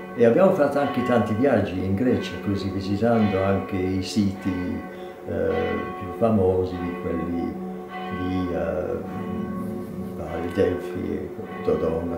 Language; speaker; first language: Italian; non-native, fluent; English